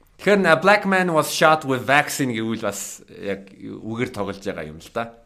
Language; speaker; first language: Mongolian; early bilingual, heritage; Mongolian